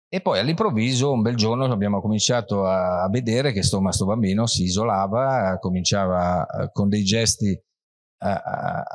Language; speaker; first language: Italian; native; Italian